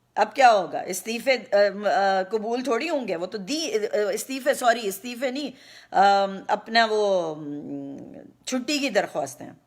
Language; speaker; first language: Urdu; native; Urdu